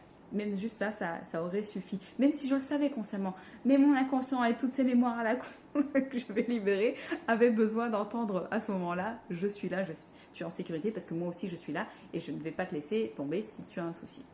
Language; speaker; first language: French; native; French